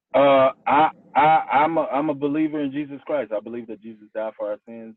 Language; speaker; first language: English; native; English